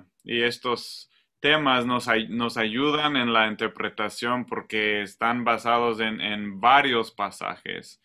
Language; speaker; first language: Spanish; non-native, fluent; English